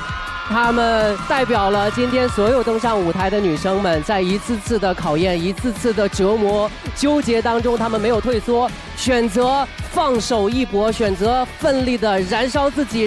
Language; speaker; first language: Chinese; native; Chinese